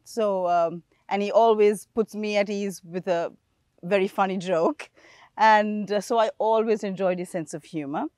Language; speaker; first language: English; non-native, local second language; Sinhala